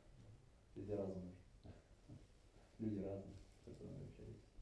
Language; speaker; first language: Russian; native; Russian